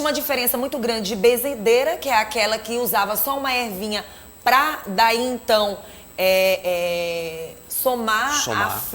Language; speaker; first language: Portuguese; native; Portuguese